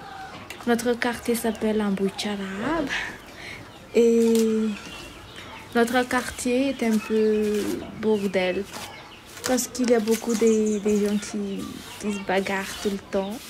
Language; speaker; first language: French; non-native, local second language; Malagasy